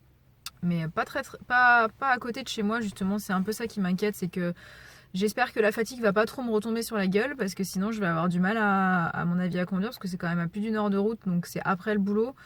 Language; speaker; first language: French; native; French